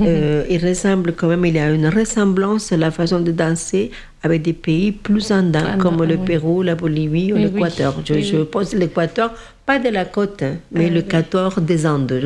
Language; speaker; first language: French; non-native, fluent; Spanish